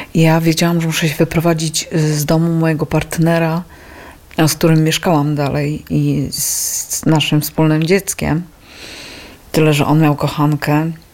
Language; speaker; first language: Polish; native; Polish